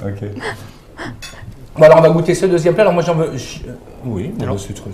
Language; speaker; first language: French; native; French